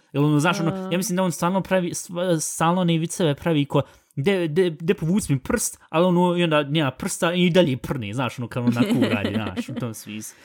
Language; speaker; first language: Bosnian; early bilingual, heritage; Bosnian